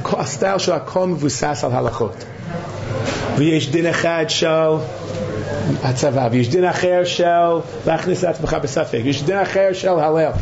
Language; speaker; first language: Hebrew; non-native, fluent; English